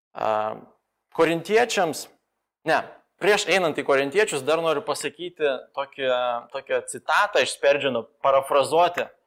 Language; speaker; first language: Lithuanian; non-native, fluent; Romanian